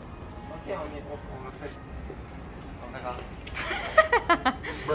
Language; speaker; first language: French; non-native, learner; Korean